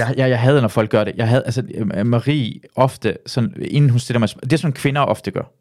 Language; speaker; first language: Danish; early bilingual, other home language; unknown